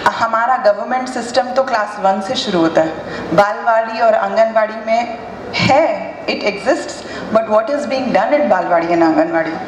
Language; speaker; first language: Hindi; native; Hindi